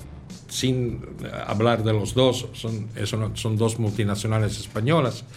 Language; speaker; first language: Spanish; non-native, fluent; Italian